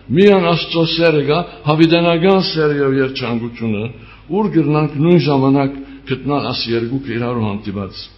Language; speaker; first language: Armenian; early bilingual, heritage; Armenian